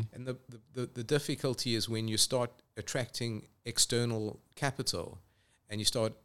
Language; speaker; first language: English; native; English